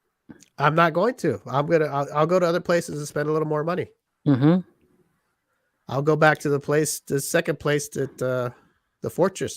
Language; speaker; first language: English; native; English